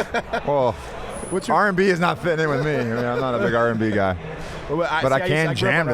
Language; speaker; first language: English; native; English